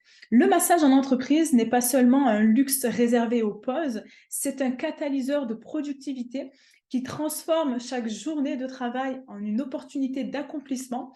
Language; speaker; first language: French; native; French